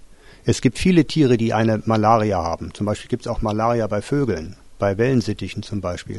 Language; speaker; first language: German; native; German